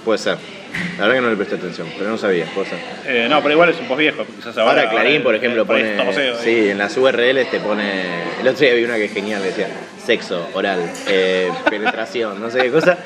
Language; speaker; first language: Spanish; native; Spanish